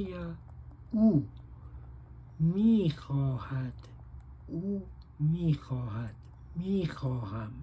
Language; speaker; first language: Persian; non-native, learner; Spanish